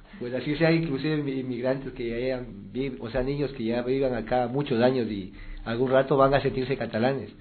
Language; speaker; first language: Spanish; native; Spanish